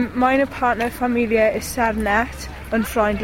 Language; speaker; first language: German; non-native, learner; Welsh